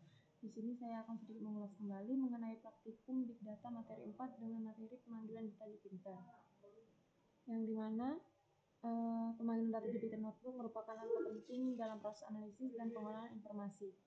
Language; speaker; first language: Indonesian; native; Indonesian